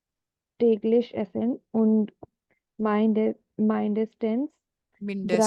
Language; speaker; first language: German; non-native, learner; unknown